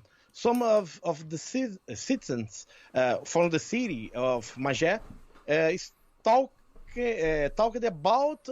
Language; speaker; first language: English; non-native, learner; Portuguese